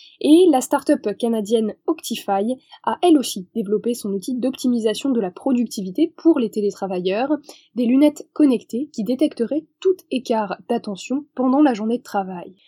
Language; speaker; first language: French; native; French